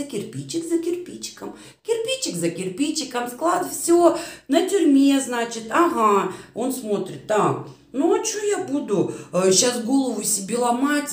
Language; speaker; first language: Russian; native; Russian